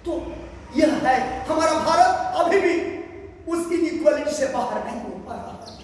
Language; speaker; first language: Hindi; non-native, local second language; Bangla